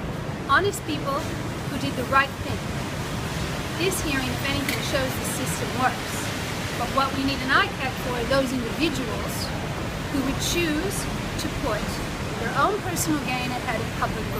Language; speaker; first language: English; native; English